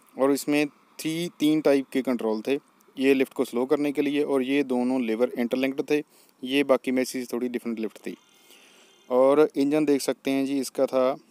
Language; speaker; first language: Hindi; non-native, local second language; Punjabi